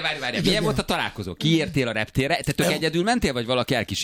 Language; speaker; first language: Hungarian; native; Hungarian